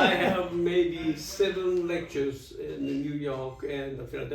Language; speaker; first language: English; non-native, fluent; Japanese